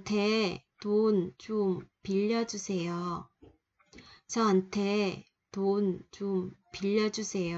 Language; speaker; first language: Korean; non-native, fluent; Vietnamese